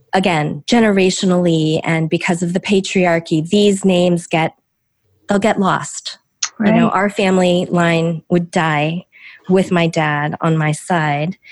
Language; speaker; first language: English; early bilingual, other home language; Korean